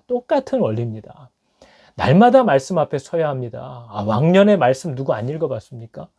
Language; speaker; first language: Korean; native; Korean